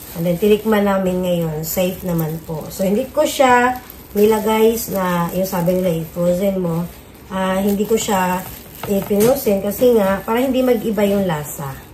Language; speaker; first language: Filipino; native; Filipino